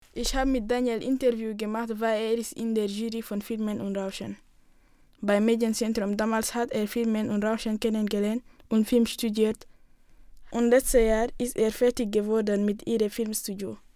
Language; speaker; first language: German; non-native, learner; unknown